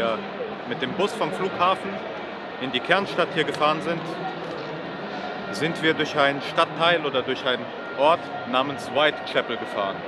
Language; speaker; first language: German; native; German